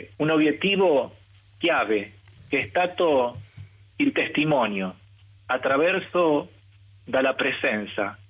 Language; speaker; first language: Italian; non-native, fluent; Spanish